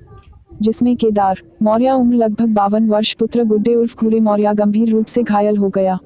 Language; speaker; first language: Hindi; native; Hindi